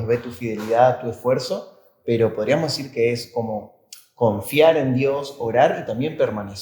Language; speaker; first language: Spanish; native; Spanish